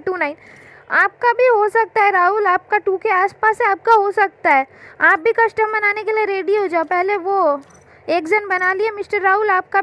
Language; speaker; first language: Hindi; non-native, local second language; Bangla